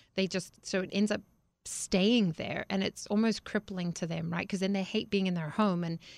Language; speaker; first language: English; native; English